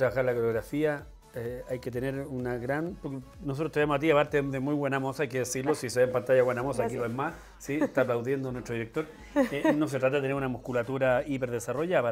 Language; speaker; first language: Spanish; native; Spanish